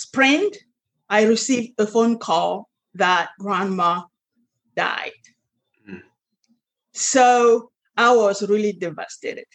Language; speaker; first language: English; non-native, local second language; French